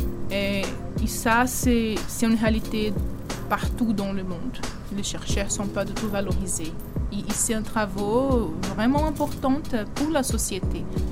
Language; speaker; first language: French; non-native, fluent; Portuguese